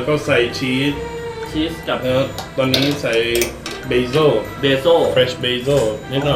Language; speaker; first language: Thai; non-native, fluent; English